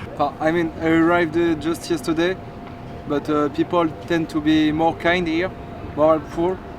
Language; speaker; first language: English; non-native, fluent; French